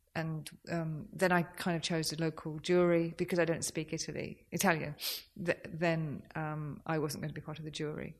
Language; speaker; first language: English; native; English